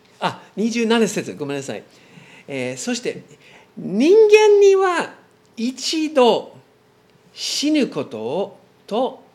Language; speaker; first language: Japanese; non-native, learner; English